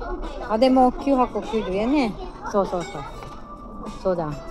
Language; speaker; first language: Japanese; non-native, learner; Filipino